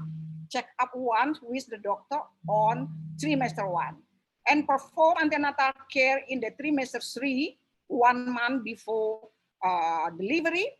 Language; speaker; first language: English; non-native, local second language; Indonesian